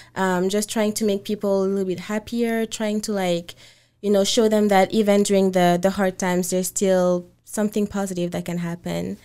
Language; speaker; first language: English; non-native, fluent; French